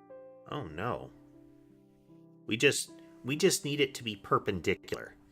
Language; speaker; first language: English; native; English